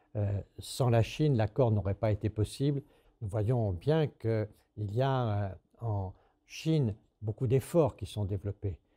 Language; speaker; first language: French; native; French